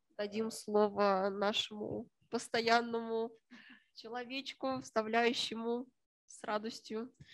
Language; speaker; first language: Russian; native; Russian